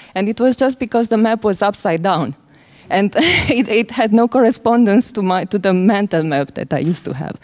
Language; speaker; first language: English; non-native, fluent; Romanian